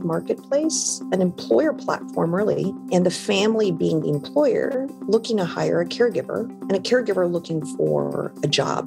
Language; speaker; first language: English; non-native, local second language; Filipino